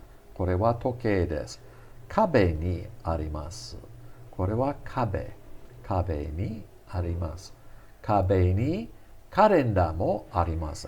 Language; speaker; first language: Japanese; non-native, fluent; English